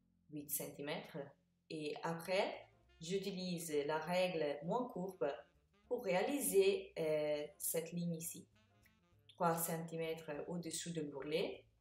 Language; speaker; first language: French; non-native, fluent; Italian